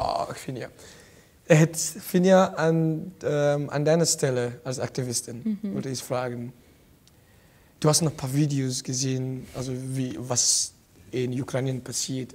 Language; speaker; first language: German; non-native, learner; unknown